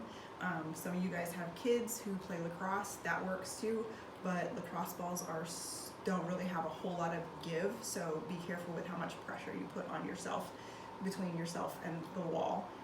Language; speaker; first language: English; native; English